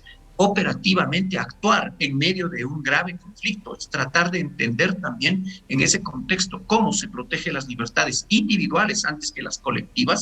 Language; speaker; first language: Spanish; native; Spanish